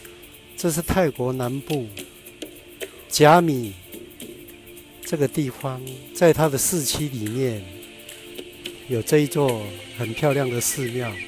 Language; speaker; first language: Chinese; native; Chinese